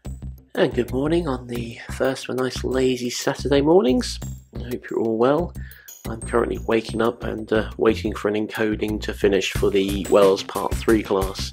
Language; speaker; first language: English; native; English